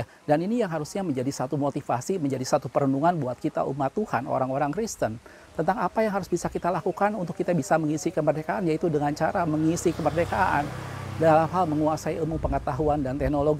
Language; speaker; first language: Indonesian; native; Indonesian